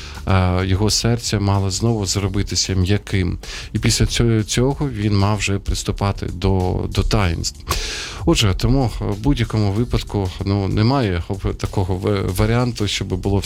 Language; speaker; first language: Ukrainian; native; Ukrainian